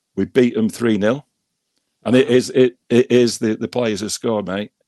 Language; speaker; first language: English; native; English